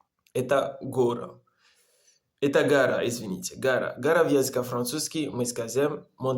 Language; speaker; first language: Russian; non-native, learner; Comorian